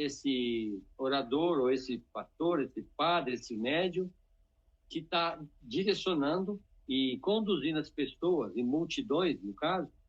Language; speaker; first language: Portuguese; native; Portuguese